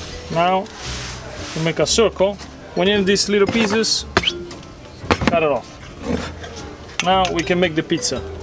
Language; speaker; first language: English; non-native, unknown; Italian